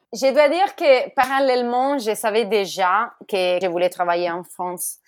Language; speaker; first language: French; non-native, fluent; Italian